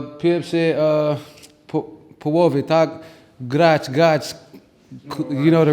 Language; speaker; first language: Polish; non-native, learner; English